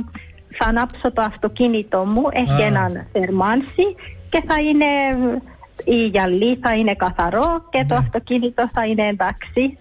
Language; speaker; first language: Greek; early bilingual, heritage; Greek